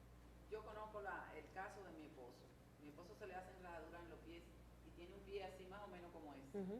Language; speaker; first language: Spanish; native; Spanish